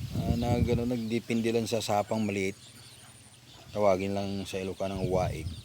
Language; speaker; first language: Filipino; non-native, local second language; Iloko